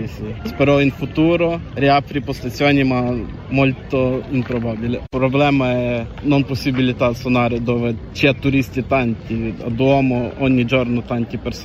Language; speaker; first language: Italian; non-native, learner; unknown